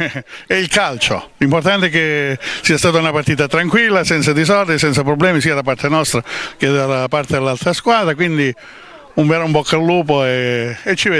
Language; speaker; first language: Italian; native; Italian